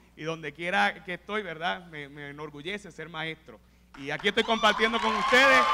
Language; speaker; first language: Spanish; native; Spanish